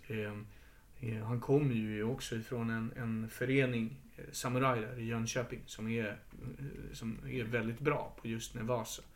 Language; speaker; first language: Swedish; native; Swedish